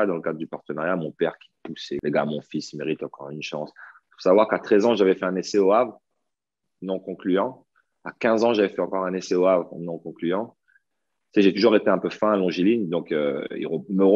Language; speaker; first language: French; native; French